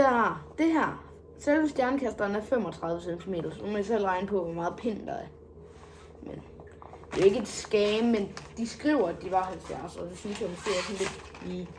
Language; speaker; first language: Danish; native; Danish